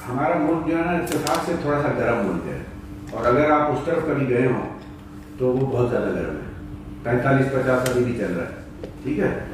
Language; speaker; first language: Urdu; native; Urdu